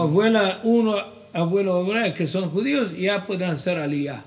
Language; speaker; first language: Spanish; non-native, fluent; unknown